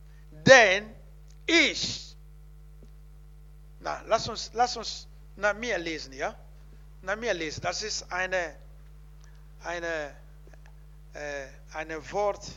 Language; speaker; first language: German; non-native, learner; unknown